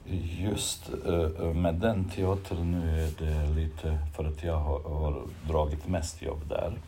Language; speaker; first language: Swedish; non-native, fluent; Bosnian